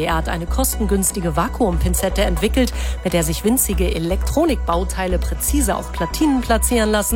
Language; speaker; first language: German; native; German